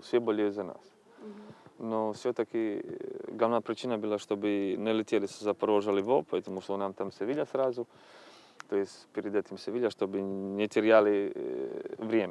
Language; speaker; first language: Russian; non-native, fluent; Croatian